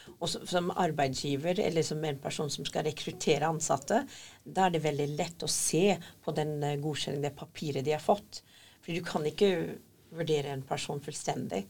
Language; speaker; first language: Norwegian; non-native, fluent; English